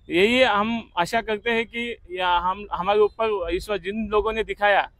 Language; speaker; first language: Hindi; non-native, local second language; Marathi